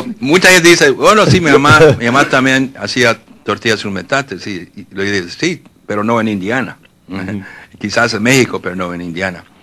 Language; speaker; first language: Spanish; early bilingual, heritage; Spanish